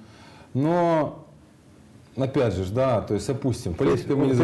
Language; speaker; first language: Russian; native; Russian